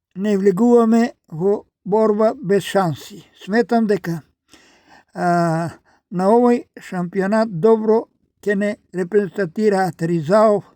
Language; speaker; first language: Macedonian; native; Macedonian